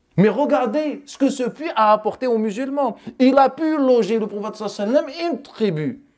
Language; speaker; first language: French; non-native, local second language; Wolof